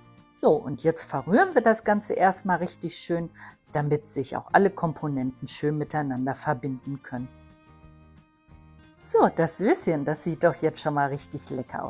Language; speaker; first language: German; native; German